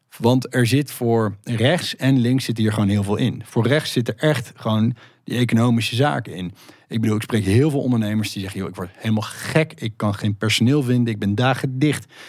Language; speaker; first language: Dutch; native; Dutch